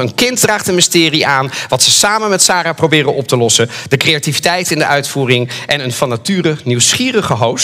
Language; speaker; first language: Dutch; native; Dutch